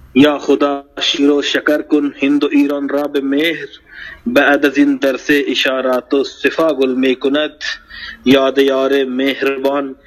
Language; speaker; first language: Persian; non-native, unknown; Hindi